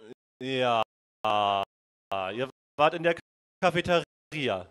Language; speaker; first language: German; native; German